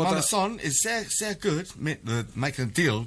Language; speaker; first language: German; non-native, learner; English